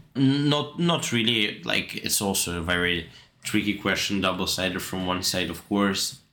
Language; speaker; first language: English; non-native, fluent; Russian